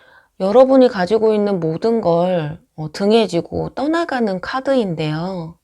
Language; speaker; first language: Korean; native; Korean